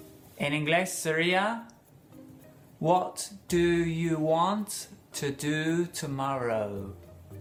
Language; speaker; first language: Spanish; non-native, fluent; English